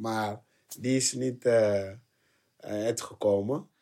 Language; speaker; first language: Dutch; non-native, learner; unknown